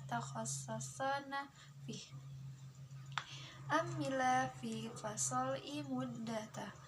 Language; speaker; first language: Arabic; non-native, learner; Indonesian